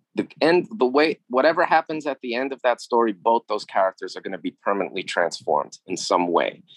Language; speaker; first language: English; native; English